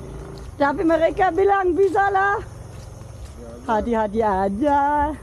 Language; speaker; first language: Indonesian; non-native, learner; English